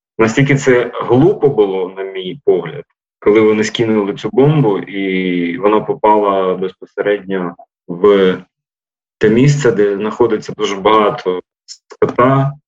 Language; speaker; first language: Ukrainian; native; Ukrainian